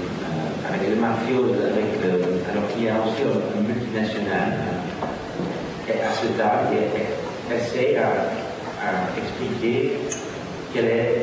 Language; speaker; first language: French; non-native, learner; Dutch